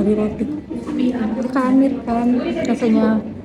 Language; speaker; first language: Indonesian; native; Indonesian